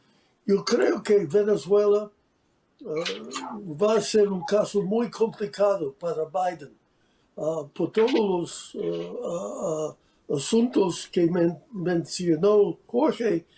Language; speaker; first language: Spanish; non-native, fluent; English